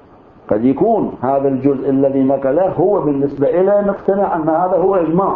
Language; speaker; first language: Arabic; native; Arabic